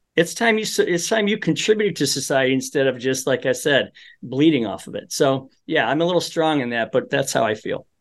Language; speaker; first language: English; early bilingual, other home language; Polish